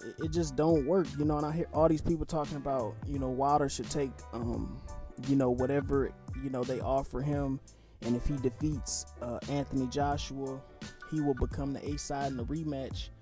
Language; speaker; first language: English; native; English